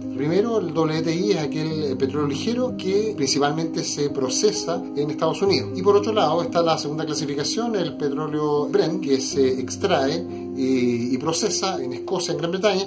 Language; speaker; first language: Spanish; native; Spanish